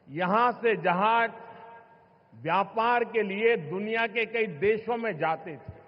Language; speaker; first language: Hindi; non-native, local second language; Gujarati